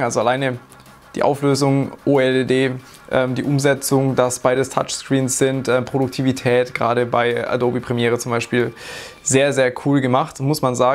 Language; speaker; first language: German; native; German